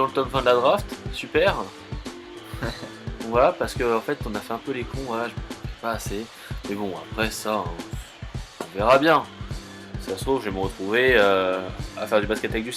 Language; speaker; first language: French; native; French